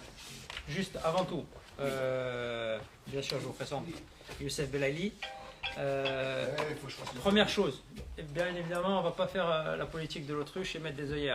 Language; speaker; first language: French; native; French